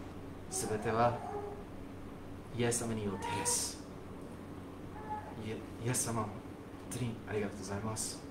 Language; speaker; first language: Japanese; non-native, fluent; English